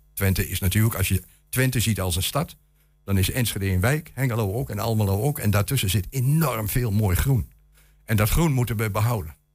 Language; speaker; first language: Dutch; native; Dutch